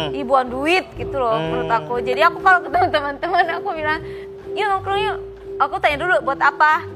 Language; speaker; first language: Indonesian; non-native, fluent; Japanese